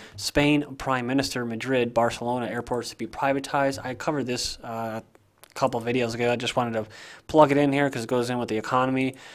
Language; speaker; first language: English; native; English